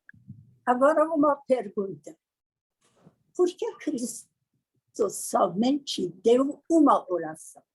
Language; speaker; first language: Portuguese; non-native, learner; Persian